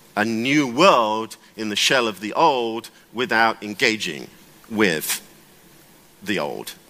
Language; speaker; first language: English; native; English